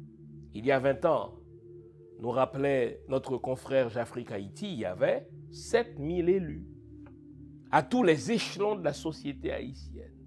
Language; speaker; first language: French; non-native, local second language; Haitian Creole